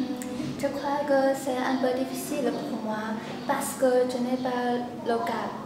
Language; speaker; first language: French; non-native, learner; Chinese